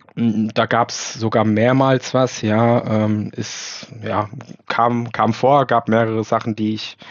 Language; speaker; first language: German; native; German